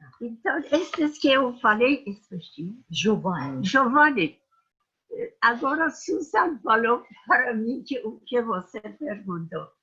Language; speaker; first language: Portuguese; non-native, fluent; Persian